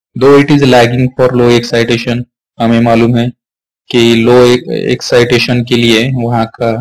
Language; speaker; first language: Hindi; non-native, local second language; Marathi